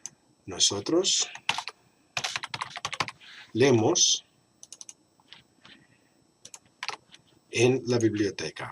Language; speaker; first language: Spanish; non-native, fluent; English